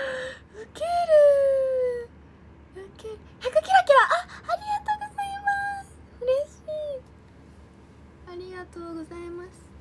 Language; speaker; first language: Japanese; native; Japanese